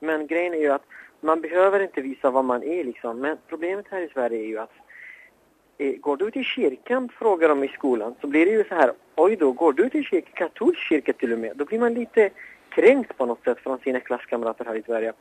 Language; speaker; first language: Swedish; non-native, fluent; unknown